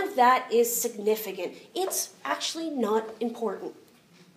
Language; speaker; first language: English; native; English